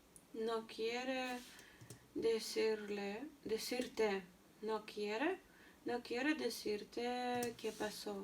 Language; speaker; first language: Spanish; non-native, learner; Russian